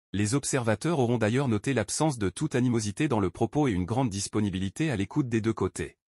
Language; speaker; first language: French; non-native, local second language; Arabic